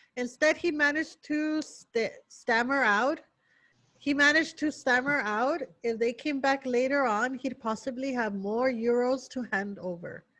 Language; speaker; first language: English; early bilingual, other home language; Spanish